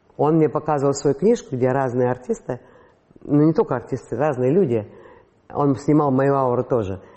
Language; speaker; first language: Russian; non-native, local second language; Latvian